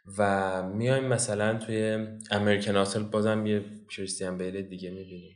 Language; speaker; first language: Persian; non-native, local second language; Azerbaijani